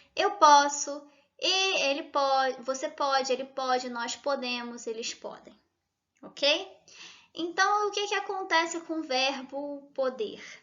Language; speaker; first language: Portuguese; native; Portuguese